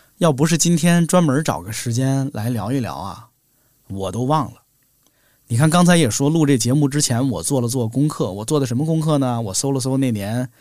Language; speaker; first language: Chinese; native; Chinese